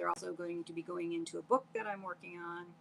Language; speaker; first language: English; native; English